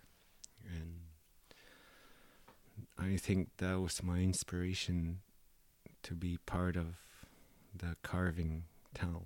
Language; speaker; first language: English; native; English